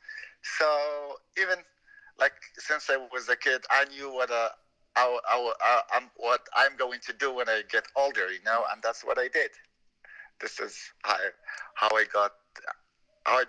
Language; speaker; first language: English; non-native, fluent; Arabic